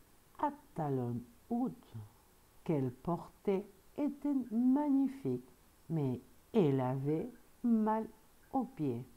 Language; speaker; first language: French; non-native, fluent; Spanish